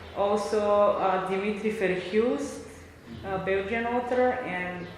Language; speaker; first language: English; non-native, fluent; Bulgarian